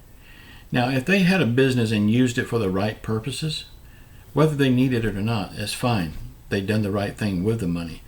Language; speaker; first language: English; native; English